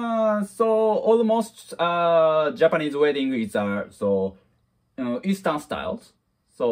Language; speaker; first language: English; non-native, learner; Japanese